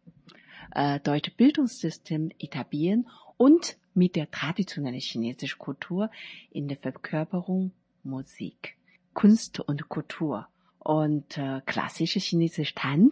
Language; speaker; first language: German; non-native, learner; Chinese